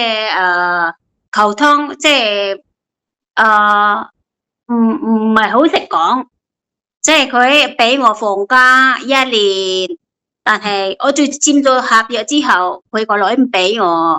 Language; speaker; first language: Cantonese; non-native, fluent; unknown